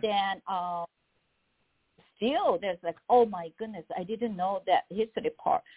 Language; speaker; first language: English; non-native, fluent; Korean